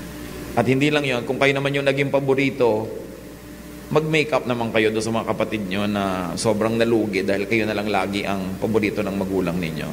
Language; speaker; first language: Filipino; native; Filipino